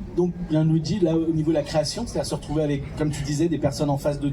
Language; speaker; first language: French; native; French